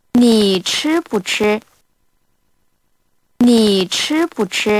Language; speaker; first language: Chinese; non-native, learner; Korean